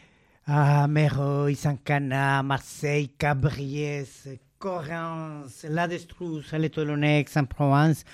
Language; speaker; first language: French; non-native, fluent; Spanish